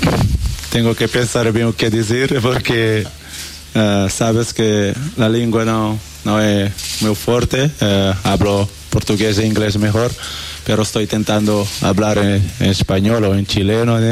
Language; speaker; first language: Spanish; non-native, learner; Portuguese